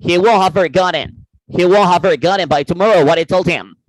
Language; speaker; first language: English; non-native, fluent; Spanish